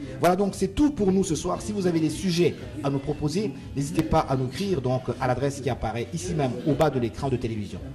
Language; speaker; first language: French; non-native, local second language; Lingala